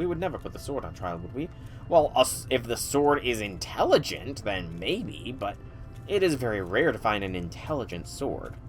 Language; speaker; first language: English; native; English